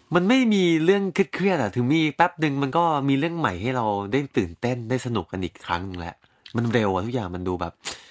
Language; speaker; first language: Thai; native; Thai